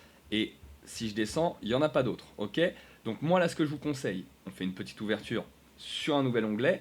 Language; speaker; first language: French; native; French